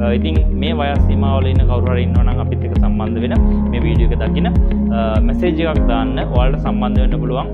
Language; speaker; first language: Sinhala; native; Sinhala